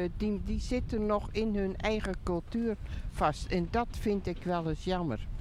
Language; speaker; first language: Dutch; native; Dutch